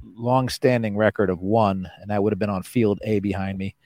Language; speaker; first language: English; native; English